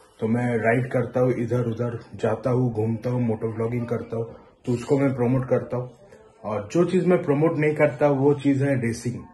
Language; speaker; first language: Hindi; non-native, local second language; Bangla